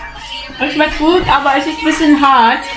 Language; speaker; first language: German; non-native, learner; Filipino